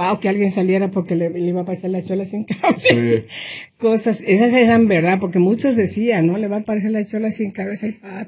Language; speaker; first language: Spanish; native; Spanish